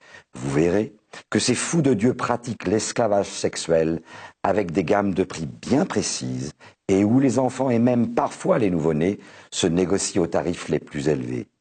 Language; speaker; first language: French; native; French